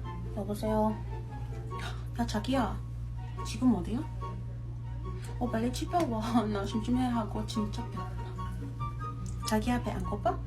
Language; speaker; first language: Korean; non-native, learner; English